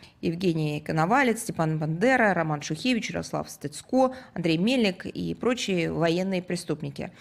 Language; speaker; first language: Russian; native; Russian